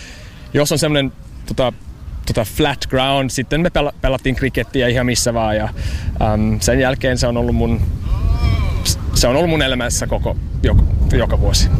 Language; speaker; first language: Finnish; non-native, learner; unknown